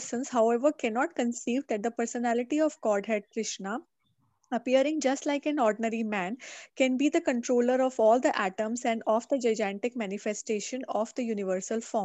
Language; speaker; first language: English; non-native, local second language; Hindi